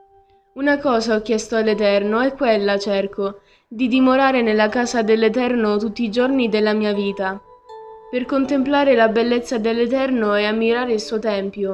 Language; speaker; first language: Italian; native; Italian